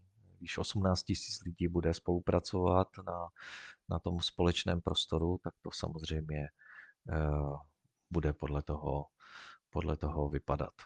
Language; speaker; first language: Czech; native; Czech